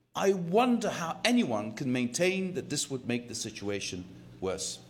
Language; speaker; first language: English; non-native, fluent; Dutch